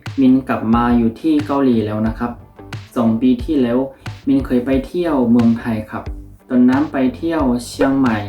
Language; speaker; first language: Thai; non-native, fluent; Korean